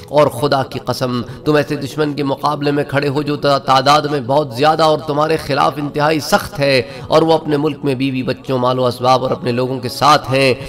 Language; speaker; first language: Urdu; native; Urdu